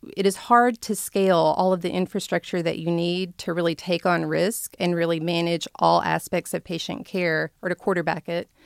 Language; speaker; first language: English; native; English